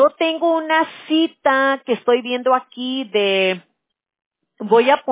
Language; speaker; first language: Spanish; early bilingual, heritage; English